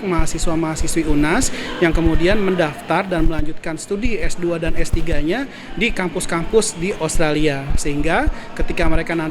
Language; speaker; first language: Indonesian; native; Indonesian